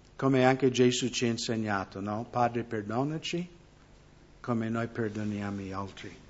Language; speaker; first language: Italian; non-native, fluent; English